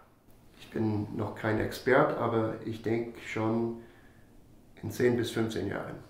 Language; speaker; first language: German; non-native, fluent; English